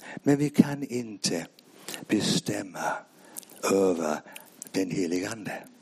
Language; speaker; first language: Swedish; non-native, fluent; English